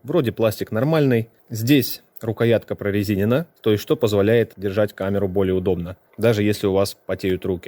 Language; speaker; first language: Russian; native; Russian